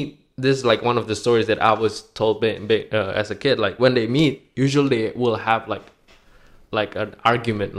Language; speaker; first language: English; non-native, fluent; Indonesian